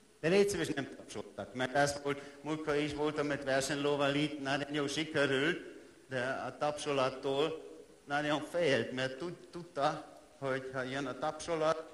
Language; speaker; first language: Hungarian; non-native, learner; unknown